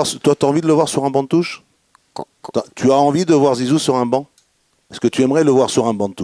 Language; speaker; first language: French; native; French